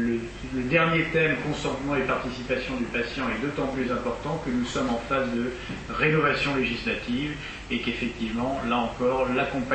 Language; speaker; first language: French; native; French